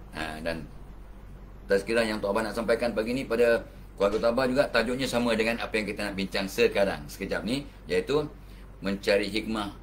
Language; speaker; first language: Malay; native; Malay